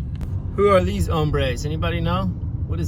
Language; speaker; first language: English; native; English